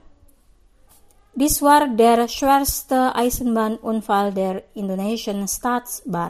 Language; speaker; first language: German; non-native, fluent; Indonesian